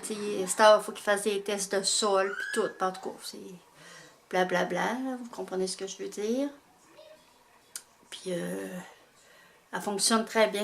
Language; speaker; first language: French; native; French